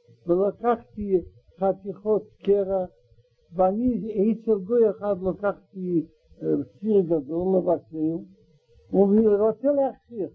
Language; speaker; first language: Hebrew; non-native, learner; Russian